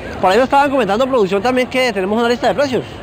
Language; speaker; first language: Spanish; native; Spanish